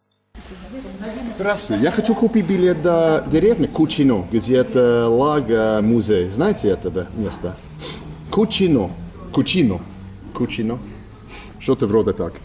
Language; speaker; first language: Russian; non-native, learner; English